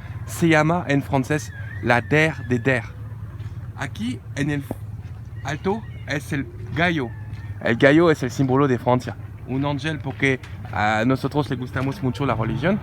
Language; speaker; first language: Spanish; non-native, learner; French